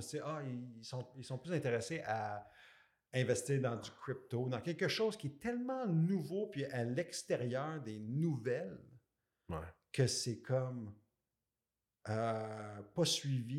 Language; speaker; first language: French; native; French